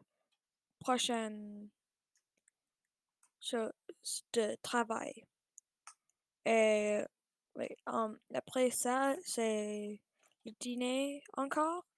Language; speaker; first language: French; non-native, learner; English